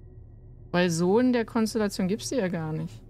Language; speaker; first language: German; native; German